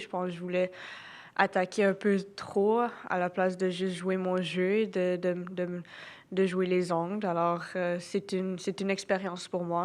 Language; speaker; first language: French; non-native, local second language; English